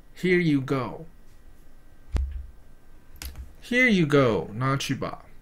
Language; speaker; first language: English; non-native, fluent; Chinese